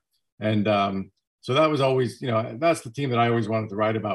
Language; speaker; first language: English; native; English